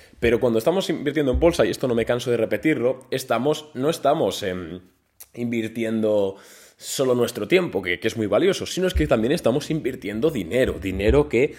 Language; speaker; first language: Spanish; native; Spanish